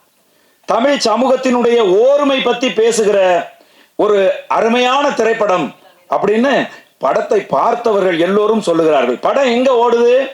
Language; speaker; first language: Tamil; native; Tamil